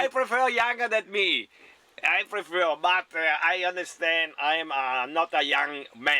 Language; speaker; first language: English; non-native, learner; German